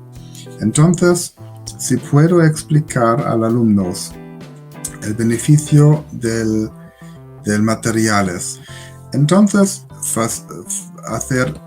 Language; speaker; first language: Spanish; non-native, learner; German